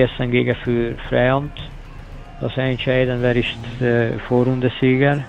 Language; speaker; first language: German; non-native, learner; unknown